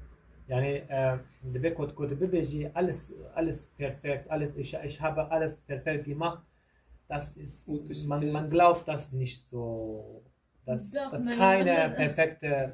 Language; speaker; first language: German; non-native, learner; Kurdish